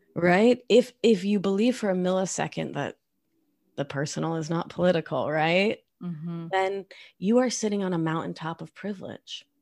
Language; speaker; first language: English; non-native, fluent; Spanish